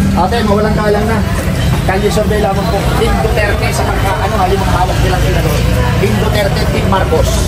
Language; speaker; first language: Filipino; native; Filipino